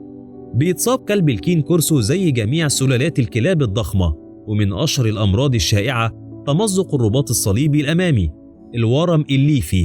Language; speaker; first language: Arabic; native; Arabic